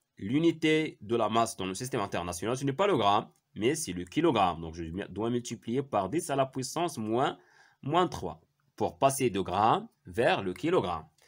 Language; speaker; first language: French; non-native, local second language; Arabic